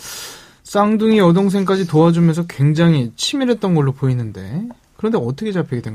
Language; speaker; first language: Korean; native; Korean